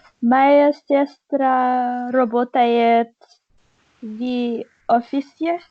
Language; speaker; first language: Russian; non-native, learner; English